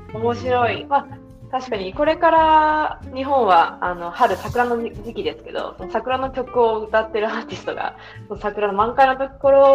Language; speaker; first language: Japanese; native; Japanese